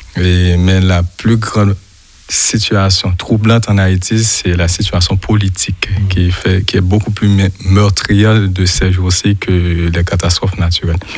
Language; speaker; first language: French; non-native, local second language; Haitian Creole